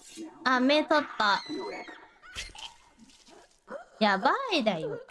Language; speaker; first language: Japanese; non-native, learner; Thai